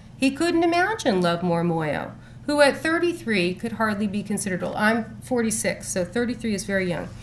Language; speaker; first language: English; native; English